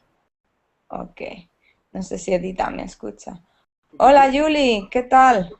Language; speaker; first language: Spanish; native; Spanish